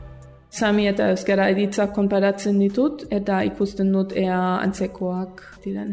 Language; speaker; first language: Basque; non-native, fluent; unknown